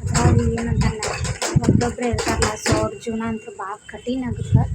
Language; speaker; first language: Kannada; native; Kannada